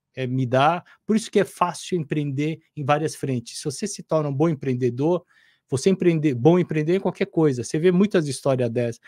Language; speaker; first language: Portuguese; non-native, fluent; Korean